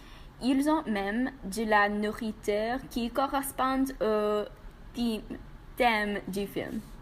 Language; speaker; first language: French; non-native, learner; English